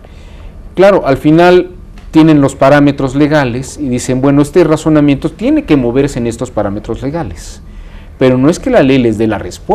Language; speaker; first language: Spanish; native; Spanish